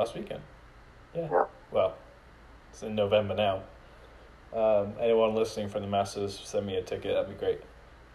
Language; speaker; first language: English; native; English